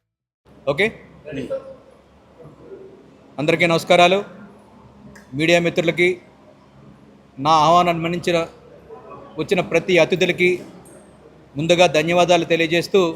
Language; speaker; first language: Telugu; native; Telugu